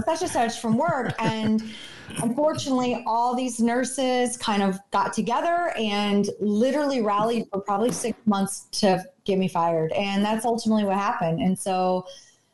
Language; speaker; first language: English; native; English